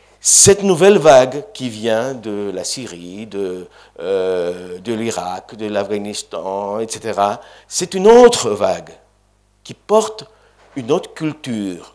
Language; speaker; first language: French; non-native, fluent; Greek